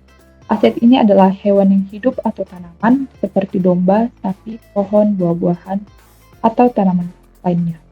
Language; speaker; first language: Indonesian; native; Indonesian